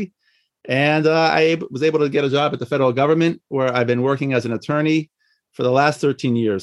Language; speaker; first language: English; native; English